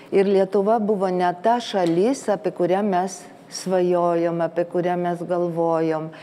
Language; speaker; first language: Lithuanian; early bilingual, other home language; Spanish